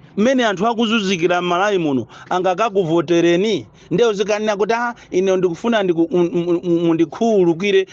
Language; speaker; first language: Nyanja; native; Nyanja